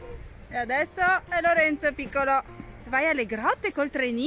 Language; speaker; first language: Italian; native; Italian